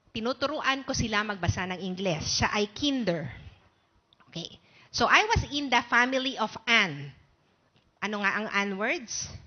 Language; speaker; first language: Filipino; native; Filipino